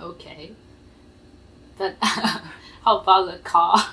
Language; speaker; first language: English; non-native, learner; Japanese